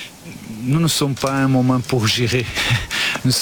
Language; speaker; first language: French; non-native, fluent; Portuguese